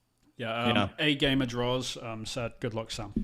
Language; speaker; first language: English; native; English